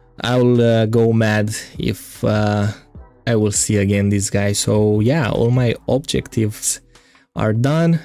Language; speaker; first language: English; non-native, fluent; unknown